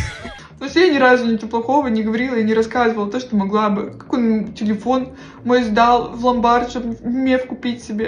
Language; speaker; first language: Russian; native; Russian